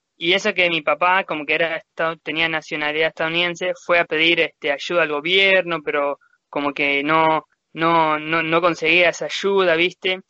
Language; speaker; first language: Spanish; early bilingual, heritage; Spanish